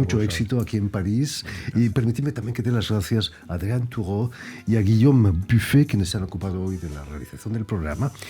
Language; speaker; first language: Spanish; native; Spanish